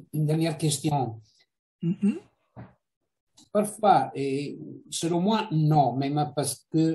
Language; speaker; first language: French; non-native, fluent; Italian